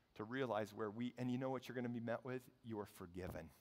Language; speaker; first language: English; native; English